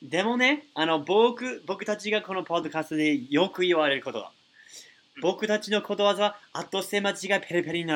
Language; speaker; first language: Japanese; non-native, learner; English